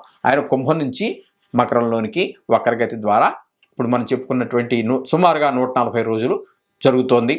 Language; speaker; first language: Telugu; native; Telugu